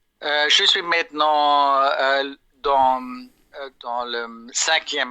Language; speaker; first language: French; non-native, fluent; German